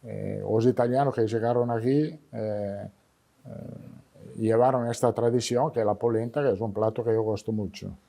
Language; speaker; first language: Portuguese; non-native, fluent; Italian